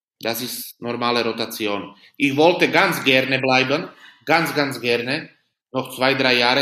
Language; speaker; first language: German; non-native, learner; Slovak